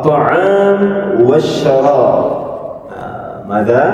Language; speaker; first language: Arabic; non-native, fluent; Indonesian